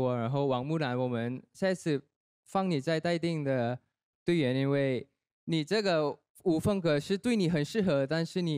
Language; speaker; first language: Chinese; non-native, learner; Thai